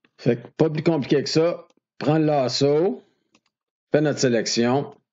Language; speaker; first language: French; native; French